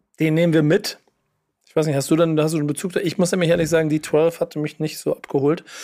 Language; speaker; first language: German; native; German